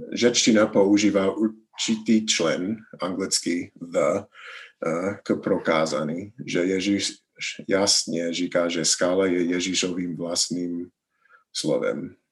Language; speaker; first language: Czech; non-native, learner; English